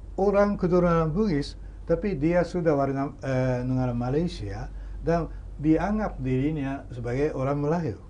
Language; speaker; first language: Indonesian; non-native, fluent; Japanese